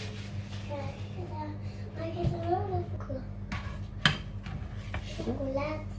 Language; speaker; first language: Dutch; early bilingual, other home language; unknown